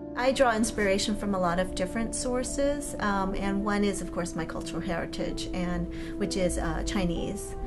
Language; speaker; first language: English; native; English